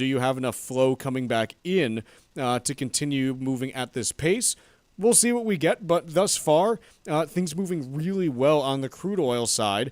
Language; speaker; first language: English; native; English